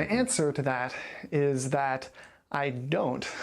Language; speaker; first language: English; native; English